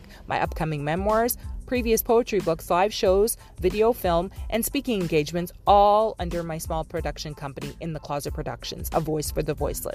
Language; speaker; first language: English; native; English